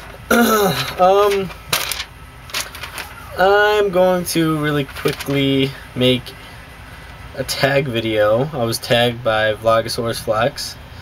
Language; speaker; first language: English; native; English